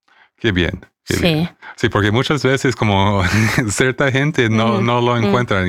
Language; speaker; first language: Spanish; non-native, fluent; English